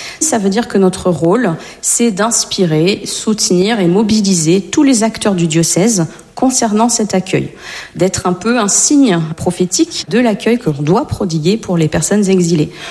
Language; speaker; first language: French; native; French